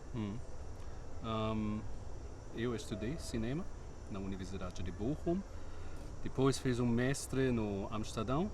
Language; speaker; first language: Portuguese; non-native, fluent; German